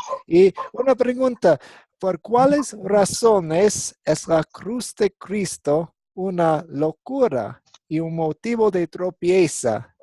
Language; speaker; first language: Spanish; non-native, fluent; English